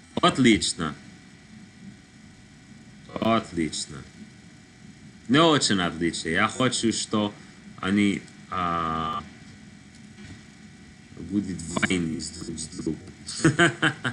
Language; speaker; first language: Russian; non-native, learner; English